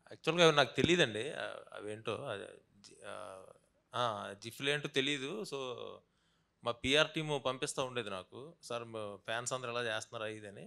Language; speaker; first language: Telugu; native; Telugu